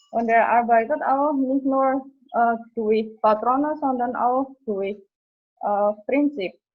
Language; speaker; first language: German; non-native, fluent; Indonesian